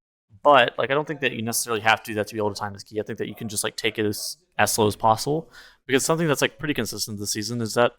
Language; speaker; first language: English; native; English